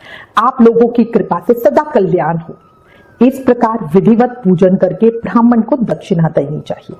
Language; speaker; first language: Hindi; native; Hindi